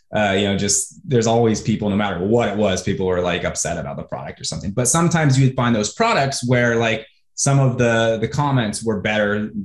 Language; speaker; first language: English; native; English